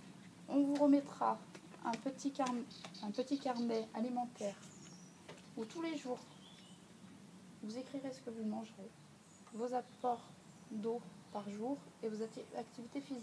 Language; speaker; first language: French; native; French